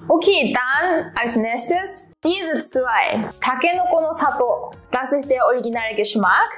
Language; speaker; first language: German; non-native, fluent; Japanese